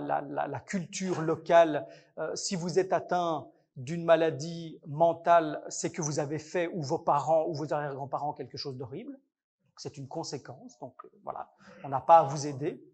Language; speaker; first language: French; native; French